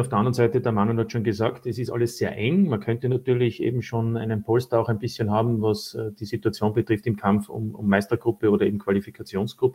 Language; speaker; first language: German; native; German